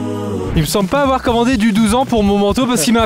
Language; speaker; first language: French; native; French